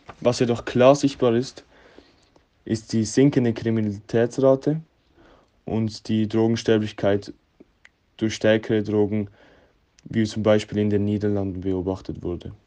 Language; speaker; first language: German; native; German